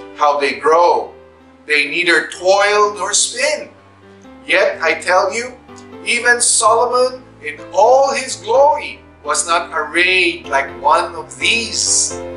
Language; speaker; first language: English; non-native, local second language; Min Nan Chinese